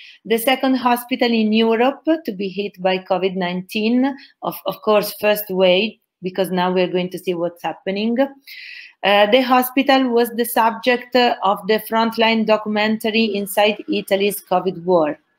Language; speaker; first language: English; non-native, fluent; Italian